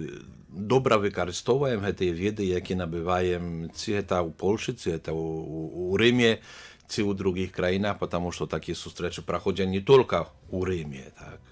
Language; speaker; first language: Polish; non-native, learner; Belarusian